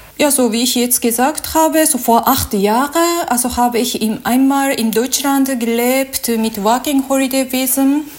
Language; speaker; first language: German; non-native, learner; Japanese